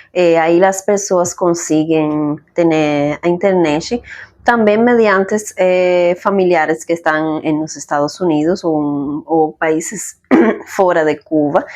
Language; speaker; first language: Portuguese; non-native, fluent; Spanish